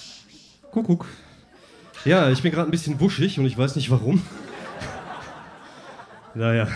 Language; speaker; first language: German; native; German